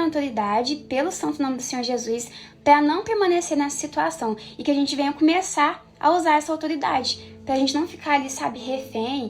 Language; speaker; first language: Portuguese; native; Portuguese